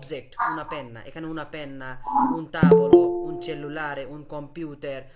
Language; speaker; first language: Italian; non-native, fluent; Bangla